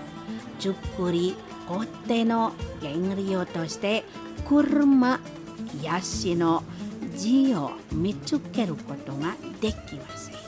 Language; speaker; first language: Japanese; non-native, fluent; Indonesian